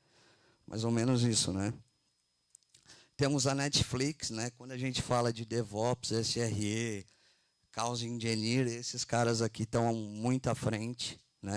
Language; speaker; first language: Portuguese; native; Portuguese